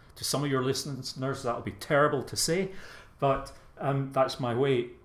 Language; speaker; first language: English; native; English